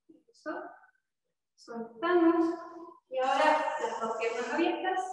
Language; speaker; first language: Spanish; native; Spanish